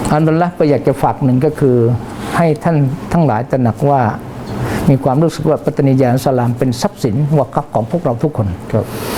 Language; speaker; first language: Thai; non-native, local second language; Malay